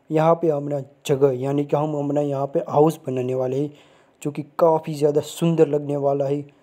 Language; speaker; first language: Hindi; non-native, local second language; Gujarati